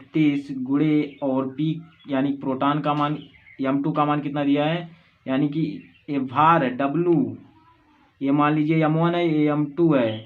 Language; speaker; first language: Hindi; native; Hindi